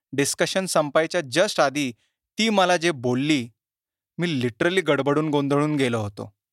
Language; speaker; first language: Marathi; native; Marathi